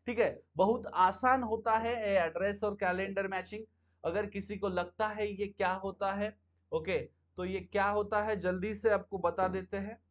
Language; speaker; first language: Hindi; non-native, local second language; Marathi